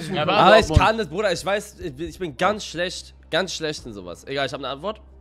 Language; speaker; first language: German; native; German